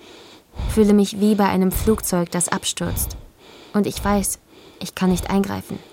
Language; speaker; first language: German; native; German